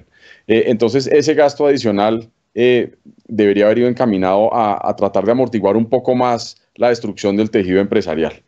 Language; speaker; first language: Spanish; native; Spanish